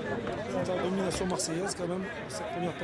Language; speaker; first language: French; native; French